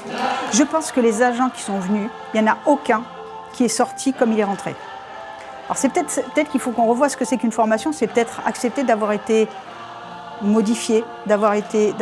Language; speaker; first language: French; native; French